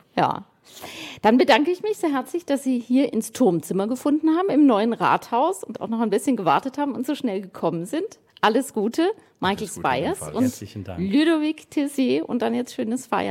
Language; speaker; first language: German; native; German